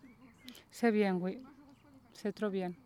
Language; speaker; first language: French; non-native, learner; Spanish